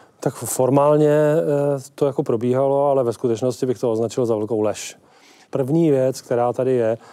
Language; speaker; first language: Czech; native; Czech